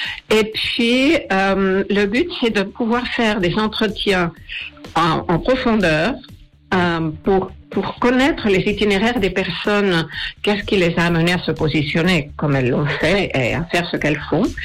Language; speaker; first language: French; non-native, fluent; Spanish